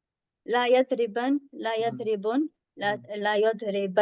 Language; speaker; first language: Arabic; non-native, learner; English